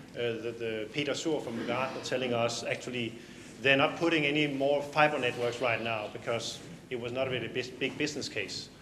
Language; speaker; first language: English; non-native, fluent; Danish